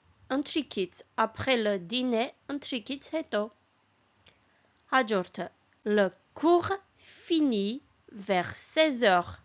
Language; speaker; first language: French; non-native, fluent; Armenian